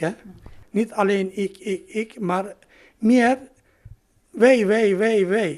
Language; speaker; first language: Dutch; non-native, learner; Turkish